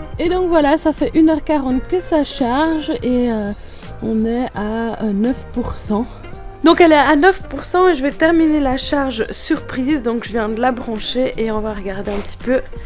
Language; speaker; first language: French; native; French